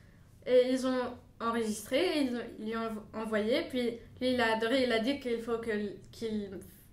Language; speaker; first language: French; non-native, fluent; Bulgarian